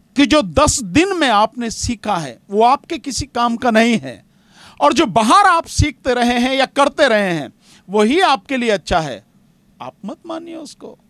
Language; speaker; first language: Hindi; native; Hindi